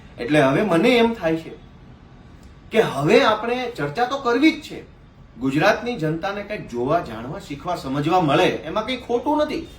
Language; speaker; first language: Gujarati; native; Gujarati